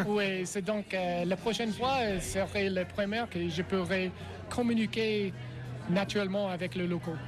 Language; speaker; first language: French; non-native, learner; English